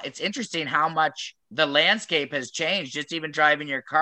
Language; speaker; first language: English; native; English